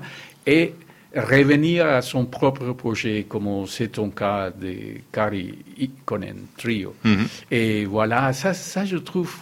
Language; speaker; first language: French; non-native, fluent; Spanish